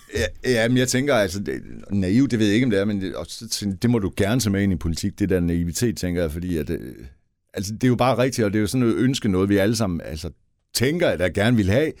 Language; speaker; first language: Danish; native; Danish